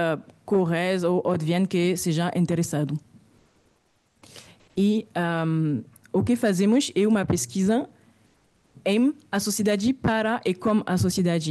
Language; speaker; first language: Portuguese; non-native, fluent; French